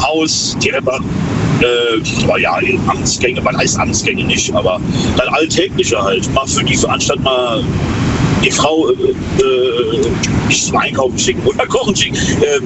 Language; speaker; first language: German; native; German